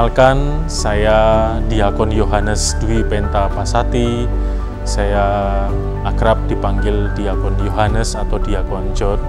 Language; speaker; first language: Indonesian; native; Indonesian